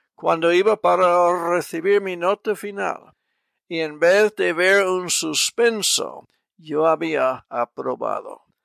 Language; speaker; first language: Spanish; non-native, fluent; English